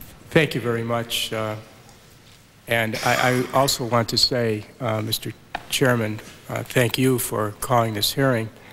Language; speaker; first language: English; native; English